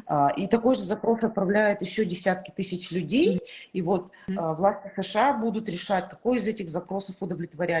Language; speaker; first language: Russian; native; Russian